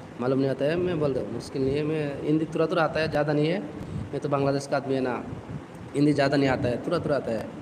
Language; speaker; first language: Hindi; non-native, learner; Bangla